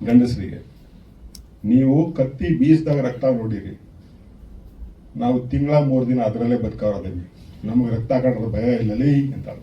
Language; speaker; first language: Kannada; native; Kannada